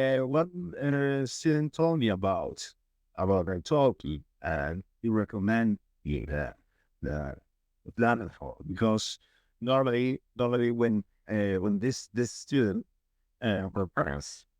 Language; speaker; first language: English; non-native, learner; Spanish